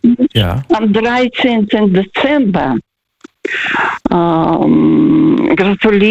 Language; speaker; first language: German; non-native, fluent; Russian